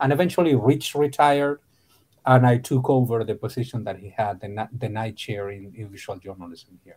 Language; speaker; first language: English; non-native, fluent; Spanish